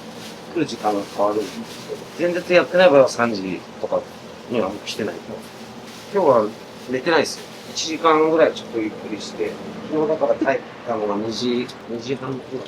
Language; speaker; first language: Japanese; native; Japanese